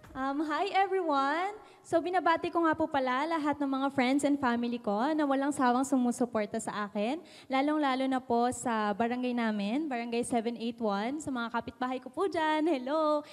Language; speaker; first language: Filipino; native; Filipino